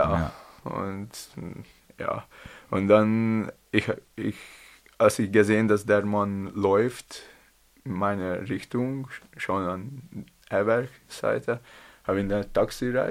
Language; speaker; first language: German; non-native, learner; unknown